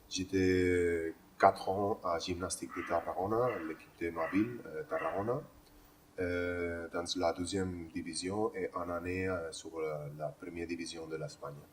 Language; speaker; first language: French; non-native, learner; Spanish